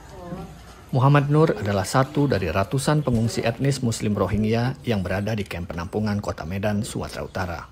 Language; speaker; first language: Indonesian; native; Indonesian